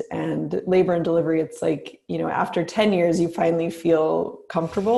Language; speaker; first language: English; native; English